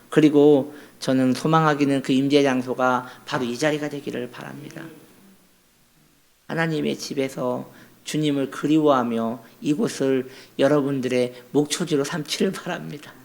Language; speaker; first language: Korean; native; Korean